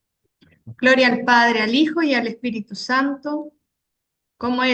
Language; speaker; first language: Spanish; native; Spanish